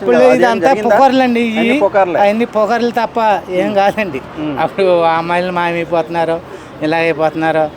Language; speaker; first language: Telugu; native; Telugu